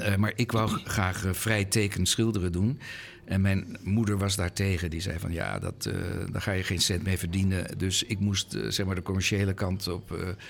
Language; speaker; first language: Dutch; early bilingual, other home language; English